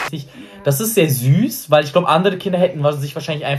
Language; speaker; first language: German; native; German